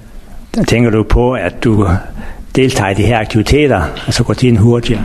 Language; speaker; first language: Danish; native; Danish